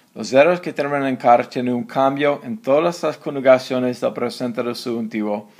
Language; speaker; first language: Spanish; non-native, fluent; English